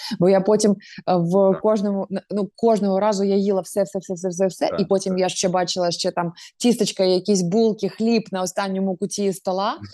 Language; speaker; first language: Ukrainian; non-native, local second language; Russian